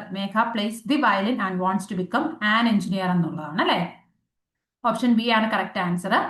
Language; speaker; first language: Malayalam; native; Malayalam